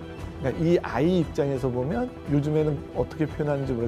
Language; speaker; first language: Korean; native; Korean